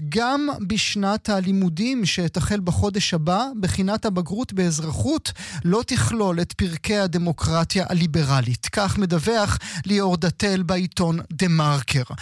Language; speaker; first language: Hebrew; native; Hebrew